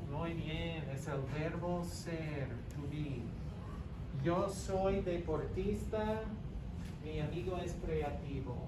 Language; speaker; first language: Spanish; non-native, fluent; English